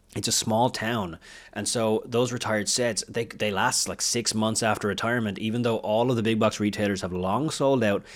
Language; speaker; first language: English; native; English